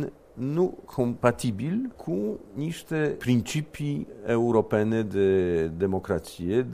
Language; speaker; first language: Romanian; non-native, fluent; Polish